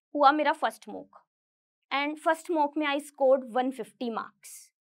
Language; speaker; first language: Hindi; native; Hindi